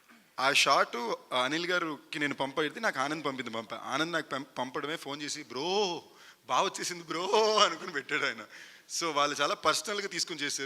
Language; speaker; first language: Telugu; native; Telugu